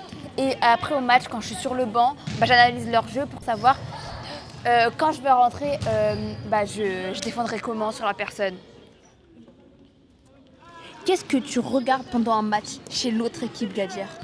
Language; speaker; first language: French; native; French